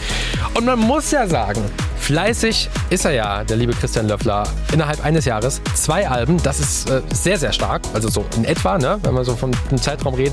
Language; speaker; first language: German; native; German